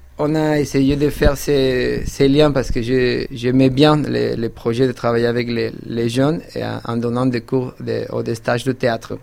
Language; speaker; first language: French; non-native, fluent; Spanish